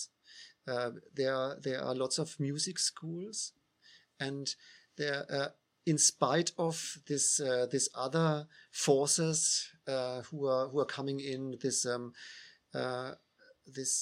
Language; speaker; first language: English; non-native, fluent; German